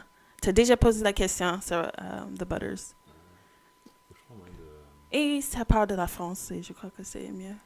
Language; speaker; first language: French; non-native, fluent; English